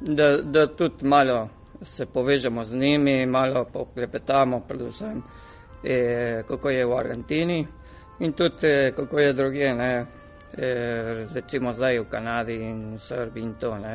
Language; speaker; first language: Slovenian; early bilingual, heritage; Slovenian